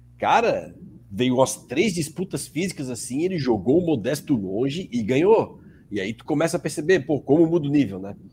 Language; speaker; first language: Portuguese; native; Portuguese